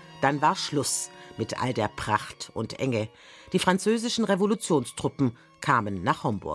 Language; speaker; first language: German; native; German